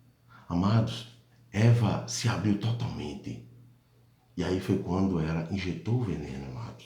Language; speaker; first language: Portuguese; native; Portuguese